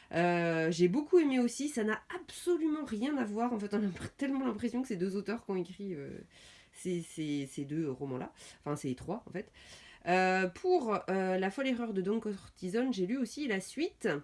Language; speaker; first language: French; native; French